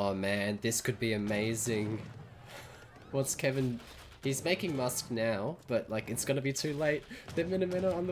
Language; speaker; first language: English; native; English